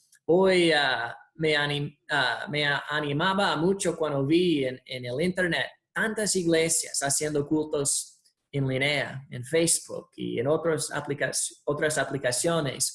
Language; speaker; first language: Spanish; non-native, fluent; English